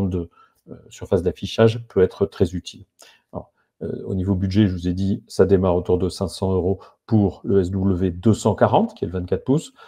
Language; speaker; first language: French; native; French